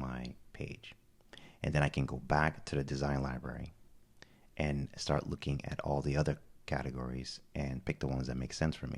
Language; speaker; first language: English; native; English